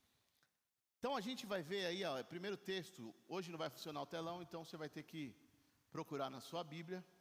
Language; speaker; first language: Portuguese; native; Portuguese